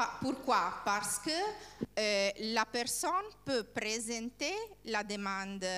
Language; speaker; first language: French; non-native, learner; Italian